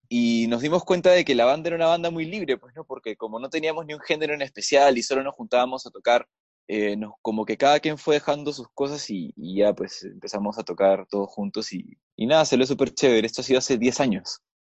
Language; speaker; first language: Spanish; native; Spanish